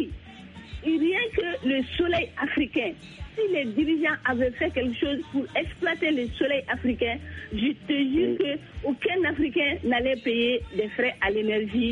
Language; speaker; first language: French; non-native, local second language; Bambara